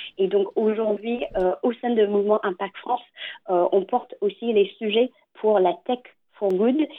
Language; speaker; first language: French; non-native, fluent; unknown